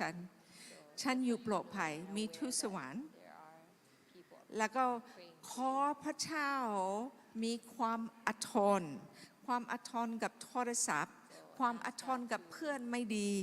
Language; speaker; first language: Thai; non-native, fluent; English